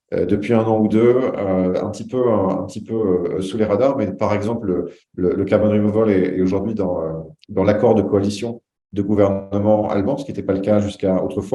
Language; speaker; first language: French; native; French